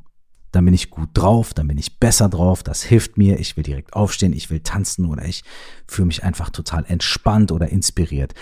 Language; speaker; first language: German; native; German